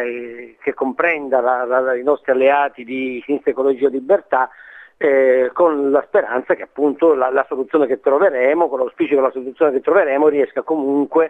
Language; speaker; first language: Italian; native; Italian